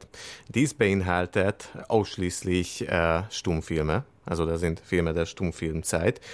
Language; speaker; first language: German; non-native, fluent; Hungarian